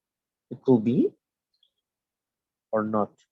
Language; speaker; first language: English; non-native, learner; Spanish